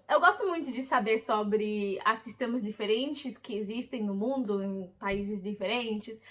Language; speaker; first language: Portuguese; early bilingual, heritage; English